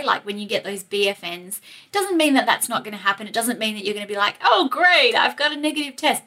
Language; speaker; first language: English; native; English